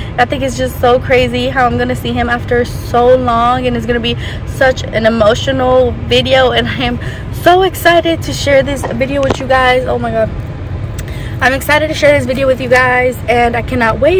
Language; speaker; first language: English; early bilingual, other home language; Spanish